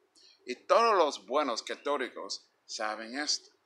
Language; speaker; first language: Spanish; non-native, fluent; English